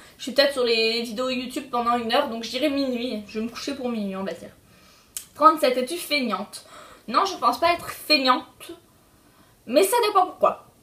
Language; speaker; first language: French; early bilingual, other home language; Polish